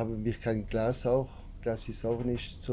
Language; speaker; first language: German; non-native, learner; French